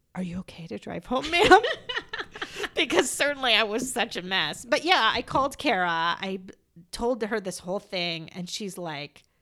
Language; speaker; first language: English; native; English